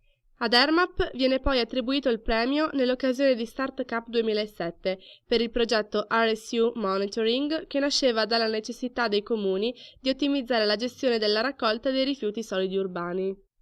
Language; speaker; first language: Italian; native; Italian